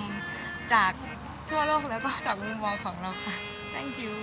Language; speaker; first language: Thai; native; Thai